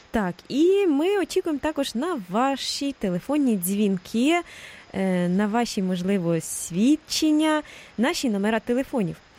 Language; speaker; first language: Ukrainian; native; Ukrainian